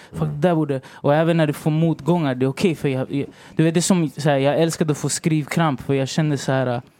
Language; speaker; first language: Swedish; early bilingual, other home language; Spanish